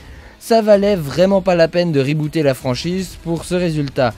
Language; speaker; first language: French; native; French